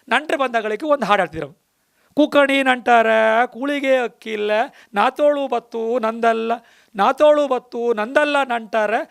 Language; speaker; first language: Kannada; native; Kannada